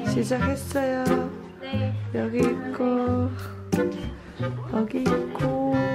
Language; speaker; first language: Korean; non-native, learner; Mongolian